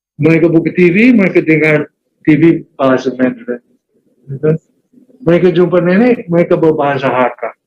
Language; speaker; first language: Malay; non-native, fluent; English